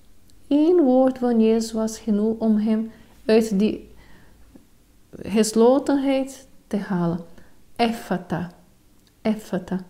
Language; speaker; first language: Dutch; non-native, fluent; Portuguese